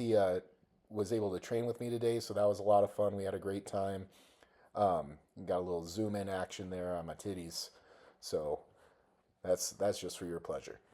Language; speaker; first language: English; native; English